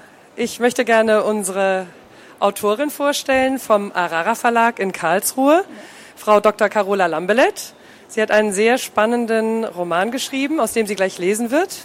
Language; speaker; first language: German; native; German